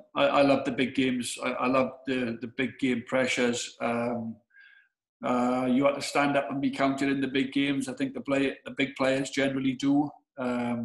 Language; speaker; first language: English; native; English